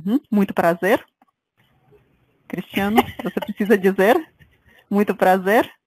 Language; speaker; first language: Portuguese; non-native, fluent; Russian